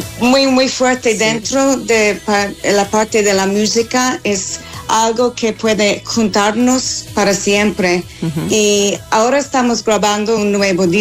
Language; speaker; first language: Spanish; non-native, learner; English